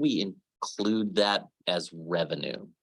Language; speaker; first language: English; native; English